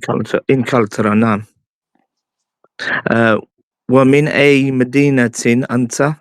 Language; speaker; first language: Arabic; non-native, learner; English